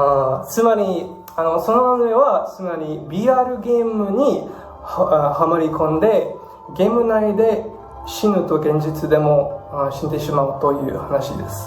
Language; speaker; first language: Japanese; non-native, learner; English